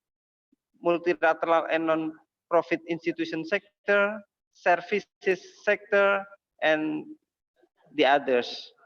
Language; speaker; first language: English; non-native, learner; Indonesian